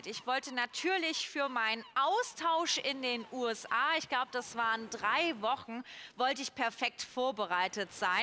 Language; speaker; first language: German; native; German